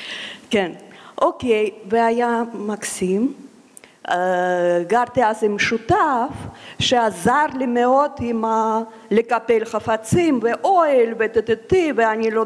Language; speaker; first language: Hebrew; non-native, fluent; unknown